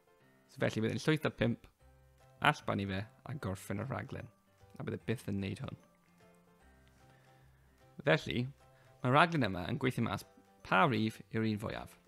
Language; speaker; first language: Welsh; native; Welsh